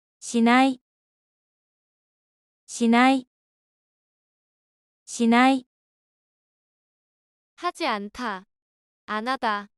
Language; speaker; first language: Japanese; non-native, fluent; Korean